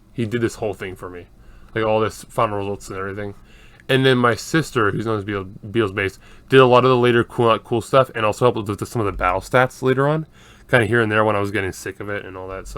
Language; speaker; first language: English; native; English